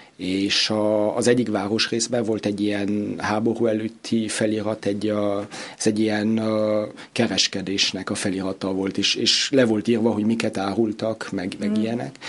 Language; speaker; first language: Hungarian; early bilingual, heritage; Hungarian